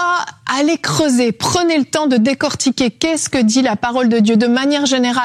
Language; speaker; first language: French; native; French